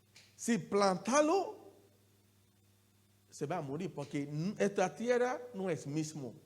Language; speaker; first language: Spanish; non-native, learner; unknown